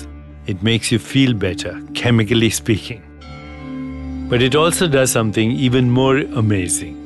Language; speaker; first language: English; non-native, local second language; Hindi